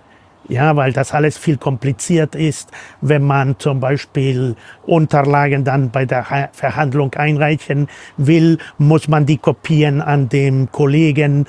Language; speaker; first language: German; non-native, fluent; Spanish